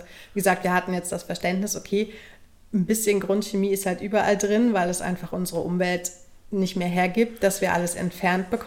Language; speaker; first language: German; native; German